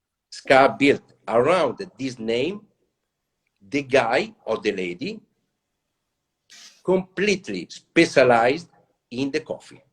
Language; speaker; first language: English; non-native, learner; Italian